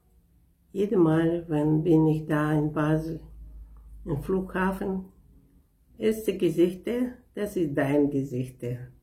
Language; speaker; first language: German; non-native, learner; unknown